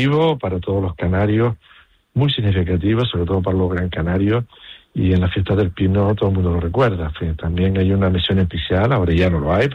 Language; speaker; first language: Spanish; native; Spanish